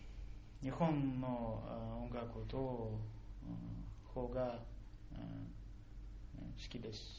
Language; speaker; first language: Japanese; non-native, learner; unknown